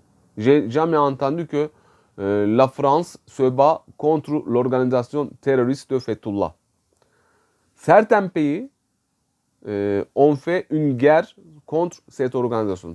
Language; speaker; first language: French; non-native, fluent; Turkish